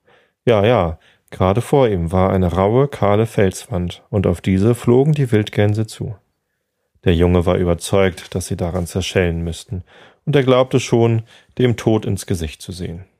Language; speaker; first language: German; native; German